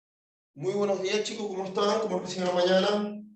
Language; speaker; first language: Spanish; native; Spanish